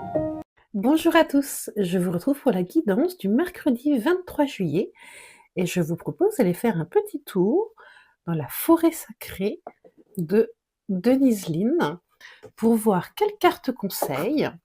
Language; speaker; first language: French; native; French